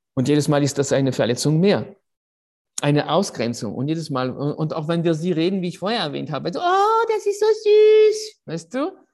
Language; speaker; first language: German; non-native, fluent; French